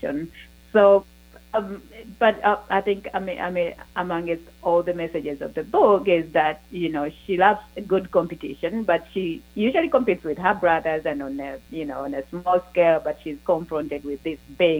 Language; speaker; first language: English; non-native, local second language; Ganda